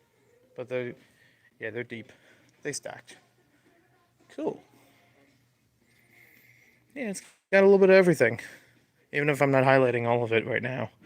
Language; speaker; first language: English; native; English